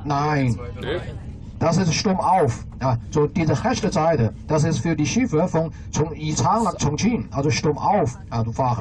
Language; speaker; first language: German; non-native, fluent; Chinese